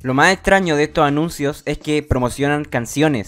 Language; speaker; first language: Spanish; native; Spanish